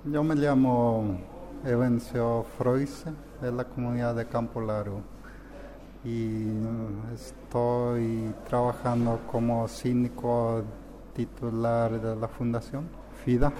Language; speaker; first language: Spanish; non-native, local second language; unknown